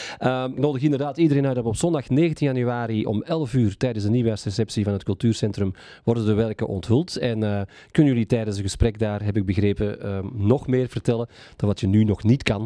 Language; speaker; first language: Dutch; native; Dutch